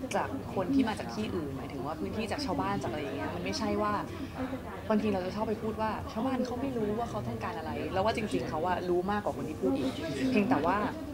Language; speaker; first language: Thai; native; Thai